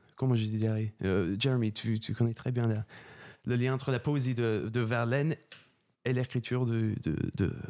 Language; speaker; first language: French; non-native, fluent; English